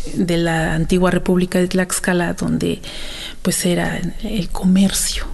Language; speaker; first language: Spanish; native; Spanish